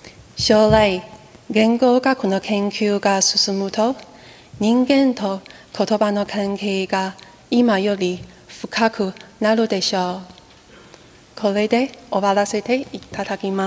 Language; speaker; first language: Japanese; non-native, fluent; Chinese